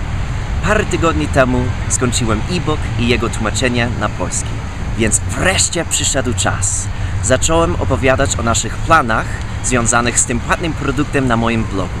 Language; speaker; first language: Polish; non-native, fluent; English